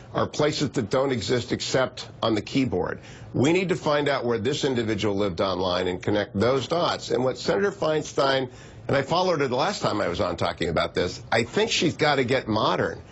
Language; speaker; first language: English; native; English